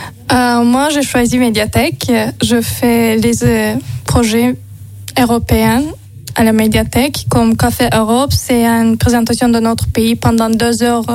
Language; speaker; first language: French; non-native, learner; Azerbaijani